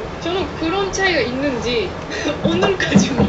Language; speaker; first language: Korean; non-native, fluent; Japanese